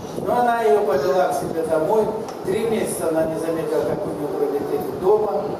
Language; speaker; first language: Russian; non-native, local second language; Kazakh